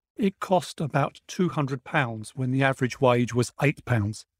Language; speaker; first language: English; native; English